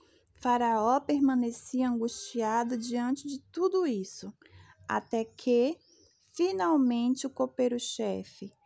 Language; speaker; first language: Portuguese; native; Portuguese